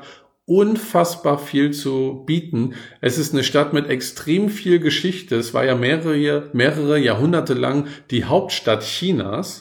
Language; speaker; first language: German; native; German